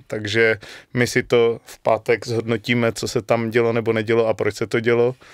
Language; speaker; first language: Czech; native; Czech